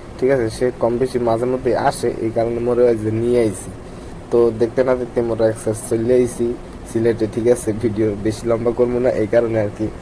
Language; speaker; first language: Bangla; native; Bangla